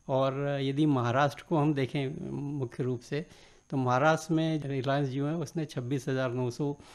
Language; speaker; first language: Hindi; native; Hindi